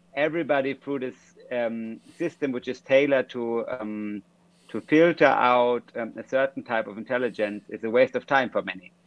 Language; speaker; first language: English; non-native, fluent; German